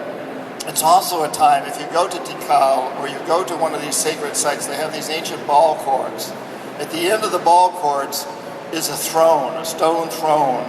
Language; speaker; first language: English; native; English